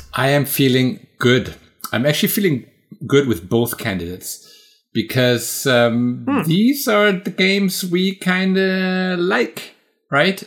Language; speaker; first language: English; non-native, fluent; German